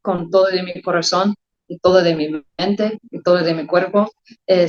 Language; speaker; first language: Spanish; non-native, learner; English